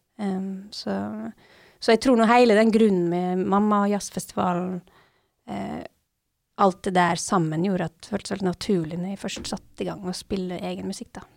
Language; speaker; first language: Norwegian; native; Norwegian